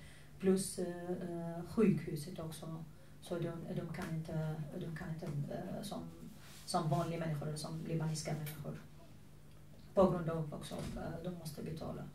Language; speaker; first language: Swedish; non-native, fluent; Arabic